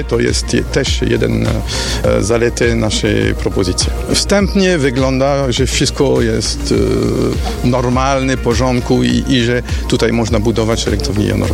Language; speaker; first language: Polish; non-native, learner; French